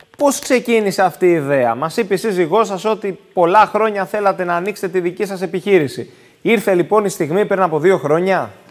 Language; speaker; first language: Greek; native; Greek